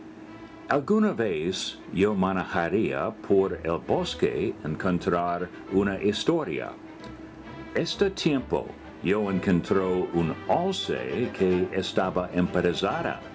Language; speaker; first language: Spanish; non-native, learner; English